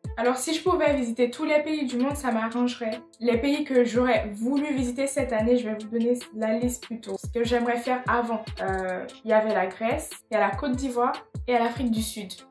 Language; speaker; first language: French; non-native, local second language; Haitian Creole